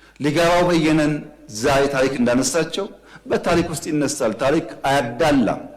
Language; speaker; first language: Amharic; non-native, local second language; Oromo